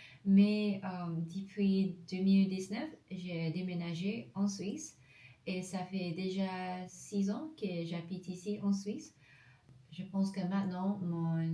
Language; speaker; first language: French; non-native, learner; English